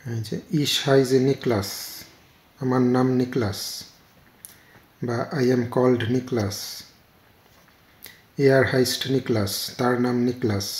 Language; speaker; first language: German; non-native, fluent; Bangla